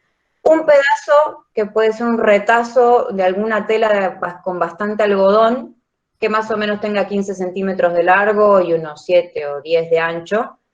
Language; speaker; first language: Spanish; native; Spanish